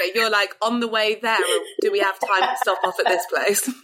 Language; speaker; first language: English; native; English